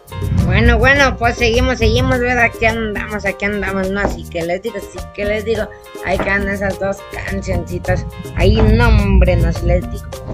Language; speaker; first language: Spanish; native; Spanish